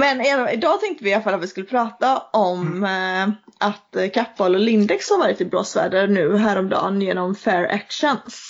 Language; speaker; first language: Swedish; native; Swedish